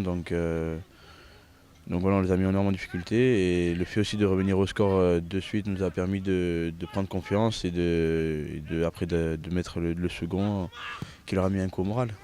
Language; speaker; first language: French; native; French